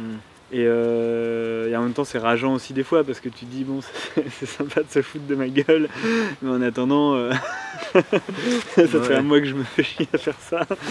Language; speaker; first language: French; native; French